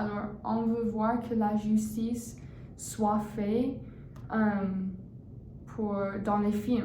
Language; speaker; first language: French; non-native, learner; English